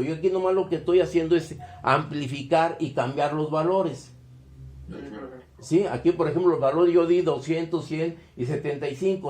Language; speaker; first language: Spanish; native; Spanish